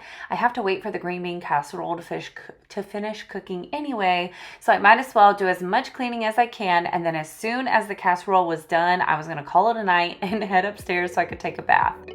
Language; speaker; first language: English; native; English